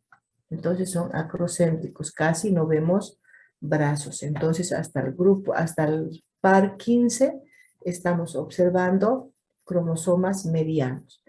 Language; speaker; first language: Spanish; native; Spanish